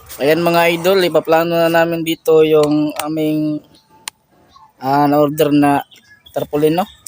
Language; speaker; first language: Filipino; non-native, local second language; Cebuano